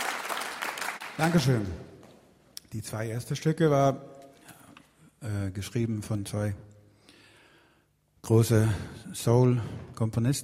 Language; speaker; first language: German; non-native, fluent; Swedish